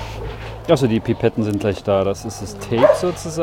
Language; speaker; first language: German; native; German